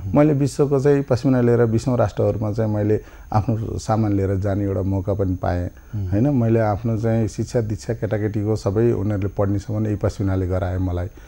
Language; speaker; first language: Nepali; native; Nepali